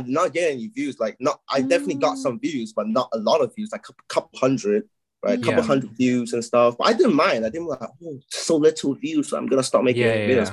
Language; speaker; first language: English; non-native, local second language; Chinese